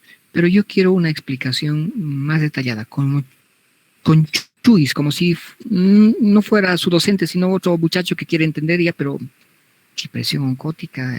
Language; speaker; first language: Spanish; native; Spanish